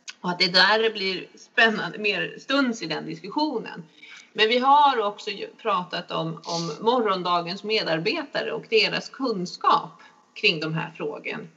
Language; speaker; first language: Swedish; native; Swedish